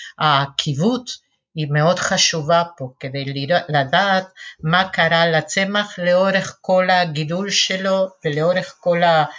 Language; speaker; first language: Hebrew; non-native, fluent; Spanish